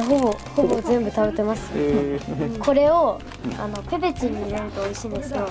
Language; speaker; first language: Japanese; native; Japanese